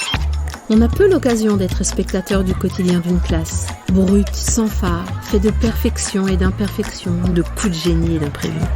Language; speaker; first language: French; native; French